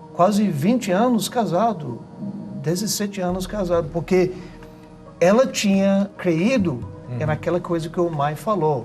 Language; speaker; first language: Portuguese; non-native, learner; English